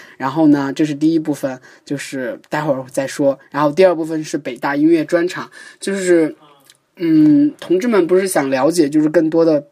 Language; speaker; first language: Chinese; native; Chinese